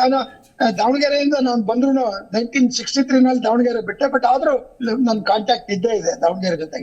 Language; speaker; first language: Kannada; native; Kannada